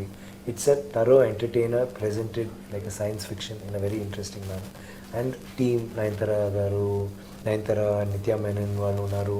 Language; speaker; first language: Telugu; non-native, learner; Tamil